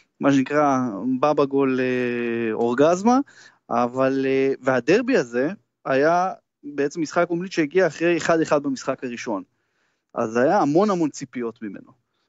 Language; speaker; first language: Hebrew; native; Hebrew